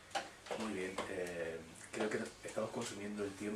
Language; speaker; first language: Spanish; native; Spanish